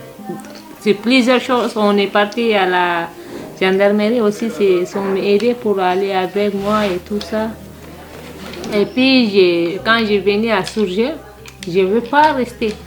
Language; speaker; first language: French; non-native, learner; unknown